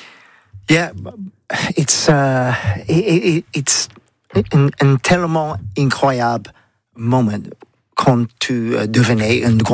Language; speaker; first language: French; non-native, learner; English